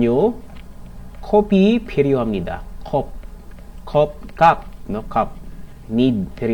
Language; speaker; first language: Korean; non-native, learner; Filipino